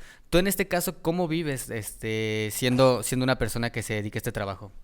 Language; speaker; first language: Spanish; native; Spanish